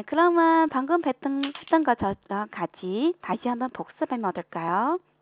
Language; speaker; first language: Korean; non-native, fluent; Chinese